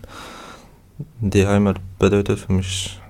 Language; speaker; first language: German; non-native, learner; Turkish